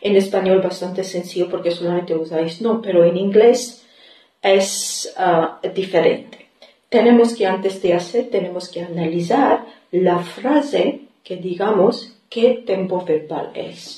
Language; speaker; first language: Spanish; non-native, fluent; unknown